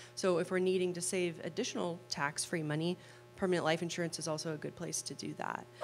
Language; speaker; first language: English; native; English